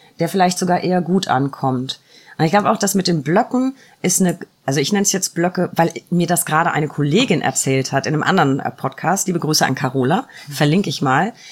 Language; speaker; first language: German; native; German